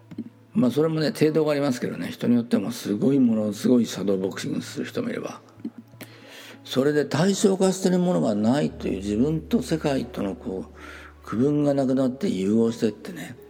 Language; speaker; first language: Japanese; native; Japanese